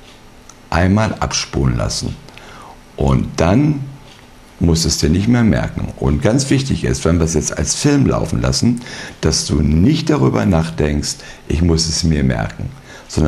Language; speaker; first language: German; native; German